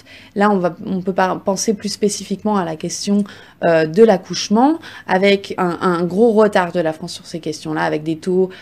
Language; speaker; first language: French; native; French